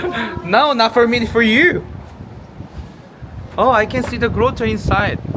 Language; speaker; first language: English; non-native, learner; Korean